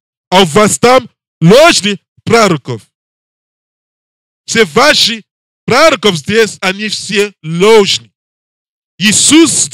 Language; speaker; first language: Russian; non-native, learner; English